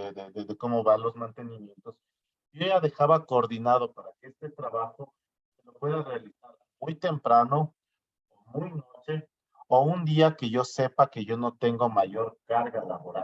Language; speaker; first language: Spanish; native; Spanish